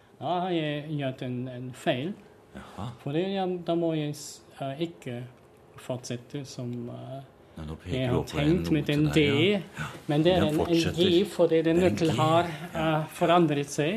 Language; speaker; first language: Norwegian; non-native, learner; German